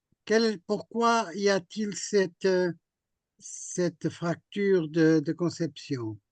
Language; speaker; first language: French; non-native, fluent; Portuguese